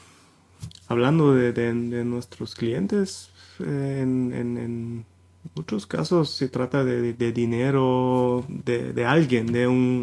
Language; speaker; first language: Spanish; non-native, fluent; German